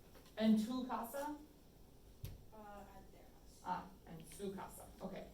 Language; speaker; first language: Spanish; non-native, fluent; English